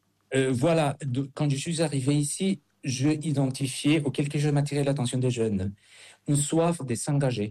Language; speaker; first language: French; non-native, fluent; Spanish